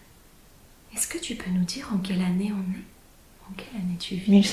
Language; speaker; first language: French; native; French